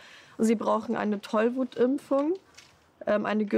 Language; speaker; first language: German; native; German